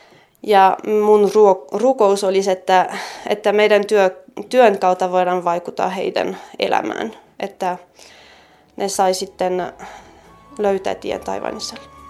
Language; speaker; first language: Finnish; non-native, fluent; French